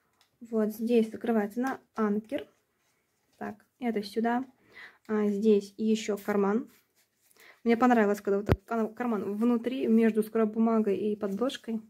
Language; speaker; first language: Russian; native; Russian